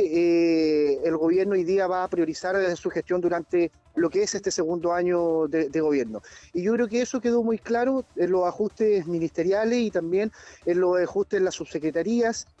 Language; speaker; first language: Spanish; native; Spanish